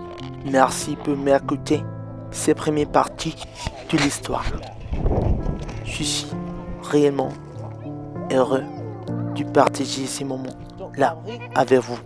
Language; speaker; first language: French; non-native, learner; Spanish